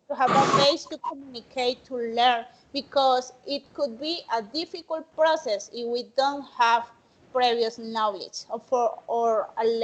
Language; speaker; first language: English; non-native, learner; Spanish